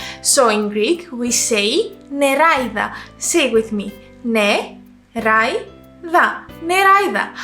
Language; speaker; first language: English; non-native, fluent; Greek